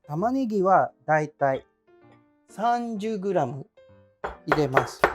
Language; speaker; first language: Japanese; non-native, fluent; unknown